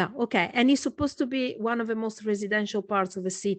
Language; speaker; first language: English; non-native, fluent; Italian